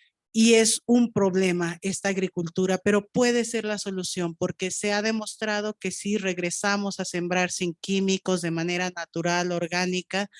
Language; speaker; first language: Spanish; native; Spanish